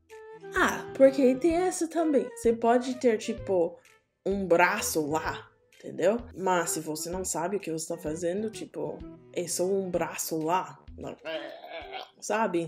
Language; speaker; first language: Portuguese; non-native, learner; English